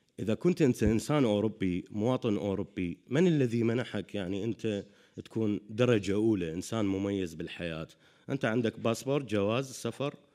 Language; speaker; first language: Arabic; native; Arabic